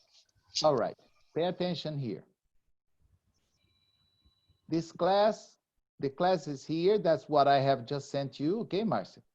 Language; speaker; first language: English; non-native, fluent; Portuguese